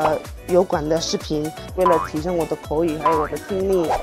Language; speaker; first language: Chinese; non-native, fluent; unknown